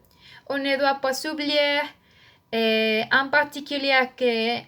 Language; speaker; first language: French; non-native, learner; Spanish